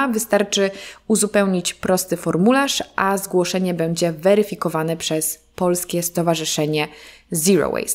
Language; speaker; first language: Polish; native; Polish